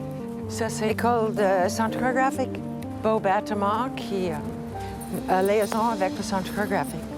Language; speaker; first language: French; non-native, learner; English